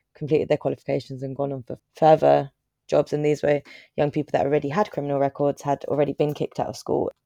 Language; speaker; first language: English; native; English